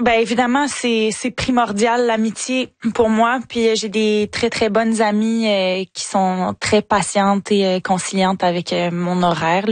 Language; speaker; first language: French; native; French